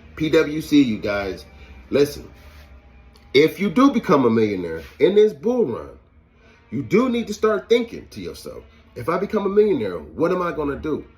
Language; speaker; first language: English; native; English